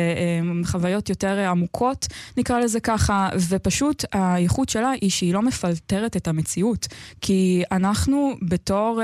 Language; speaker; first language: Hebrew; native; Hebrew